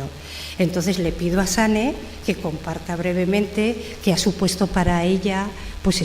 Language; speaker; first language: Spanish; native; Spanish